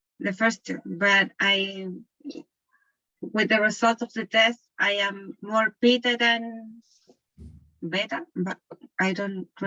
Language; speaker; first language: English; non-native, learner; Spanish